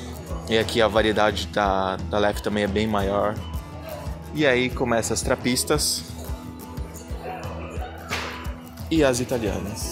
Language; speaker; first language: Portuguese; native; Portuguese